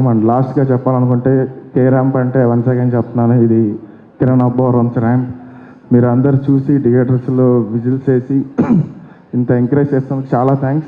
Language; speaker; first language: Telugu; native; Telugu